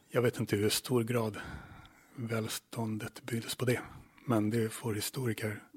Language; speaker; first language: Swedish; native; Swedish